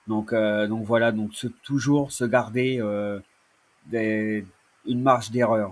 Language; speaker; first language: French; native; French